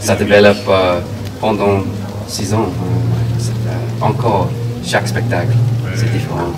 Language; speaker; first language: French; non-native, learner; English